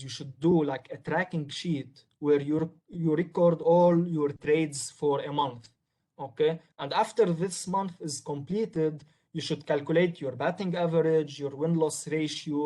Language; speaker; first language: English; non-native, local second language; Arabic